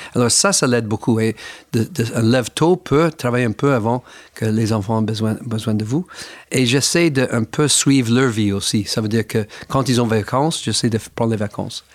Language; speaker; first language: French; non-native, fluent; English